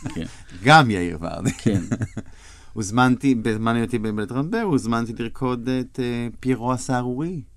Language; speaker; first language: Hebrew; native; Hebrew